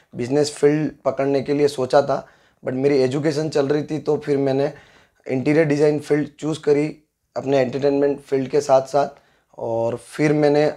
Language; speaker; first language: Hindi; native; Hindi